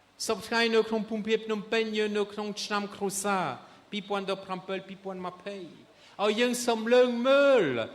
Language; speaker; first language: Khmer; non-native, fluent; French